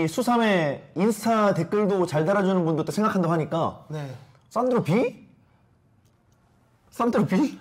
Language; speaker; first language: Korean; native; Korean